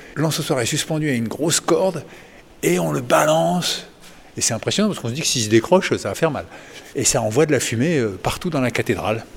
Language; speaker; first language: French; native; French